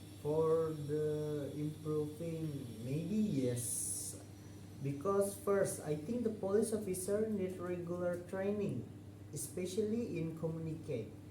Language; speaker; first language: English; non-native, fluent; Indonesian